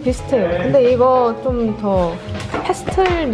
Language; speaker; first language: Korean; non-native, fluent; Indonesian